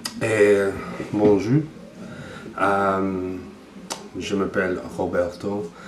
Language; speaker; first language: French; non-native, learner; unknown